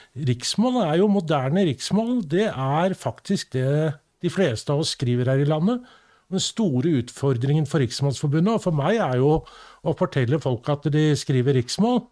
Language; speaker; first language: Norwegian; native; Norwegian